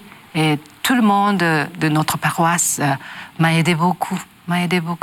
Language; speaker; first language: French; non-native, learner; Japanese